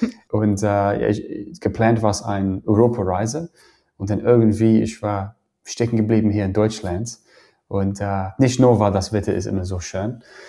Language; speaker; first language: German; non-native, fluent; English